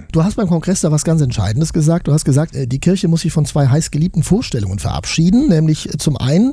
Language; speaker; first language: German; native; German